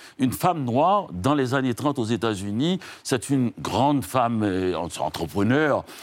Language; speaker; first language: French; non-native, local second language; Haitian Creole